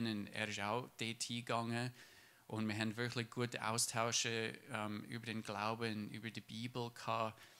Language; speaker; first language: German; non-native, fluent; English